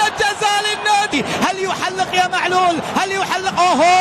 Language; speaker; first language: Arabic; native; Arabic